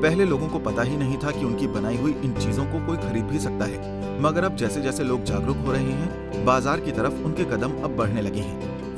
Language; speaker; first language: Hindi; native; Hindi